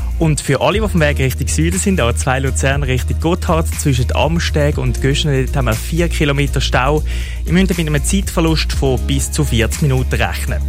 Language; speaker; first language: German; native; German